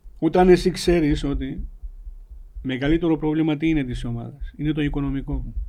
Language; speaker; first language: Greek; non-native, fluent; Georgian